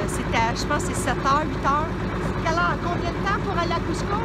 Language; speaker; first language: French; native; French